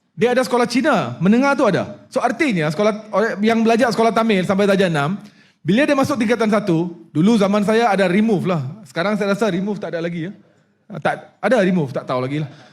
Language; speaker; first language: Malay; non-native, local second language; Punjabi